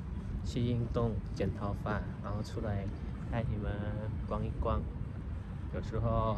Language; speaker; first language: Chinese; early bilingual, heritage; Chinese